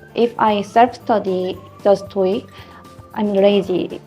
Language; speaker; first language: English; non-native, learner; Korean